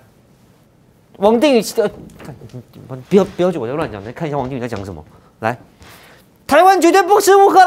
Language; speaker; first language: Chinese; native; Chinese